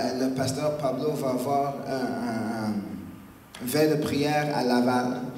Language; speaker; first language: French; native; French